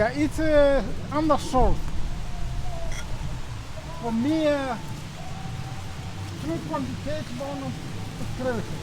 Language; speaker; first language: Dutch; non-native, learner; Kinyarwanda